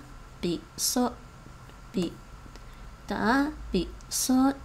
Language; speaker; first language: Vietnamese; non-native, learner; English